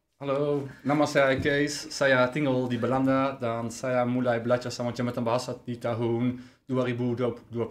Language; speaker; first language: Indonesian; non-native, learner; Dutch